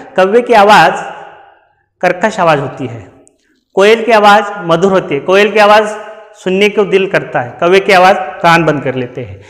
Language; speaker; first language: Hindi; non-native, local second language; Kannada